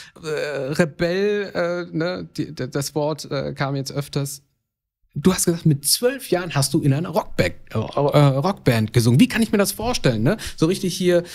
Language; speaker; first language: German; early bilingual, other home language; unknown